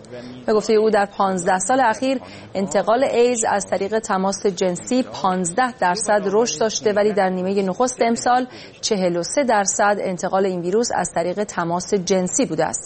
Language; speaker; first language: Persian; native; Persian